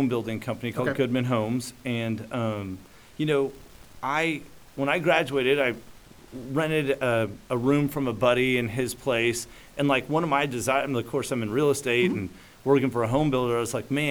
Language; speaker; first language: English; native; English